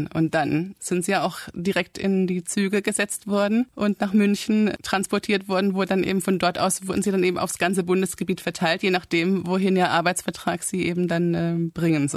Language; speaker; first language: German; native; German